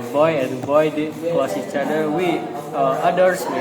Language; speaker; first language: English; non-native, learner; Indonesian